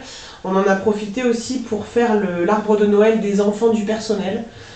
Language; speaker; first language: French; native; French